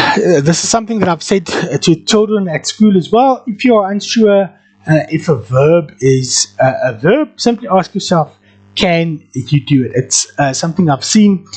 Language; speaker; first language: English; non-native, local second language; Afrikaans